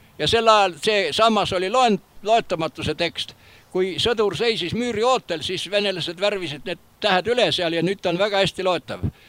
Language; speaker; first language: Estonian; native; Estonian